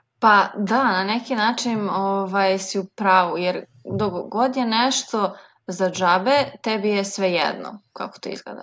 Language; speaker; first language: Serbian; native; Serbian